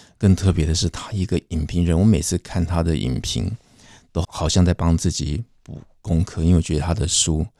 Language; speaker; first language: Chinese; native; Chinese